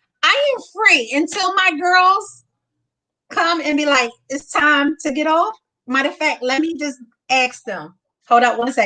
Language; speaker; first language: English; native; English